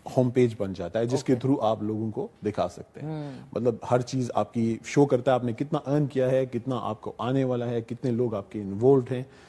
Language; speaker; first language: Urdu; native; Urdu